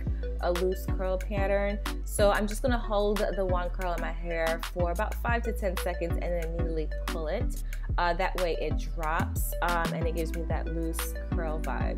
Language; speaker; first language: English; native; English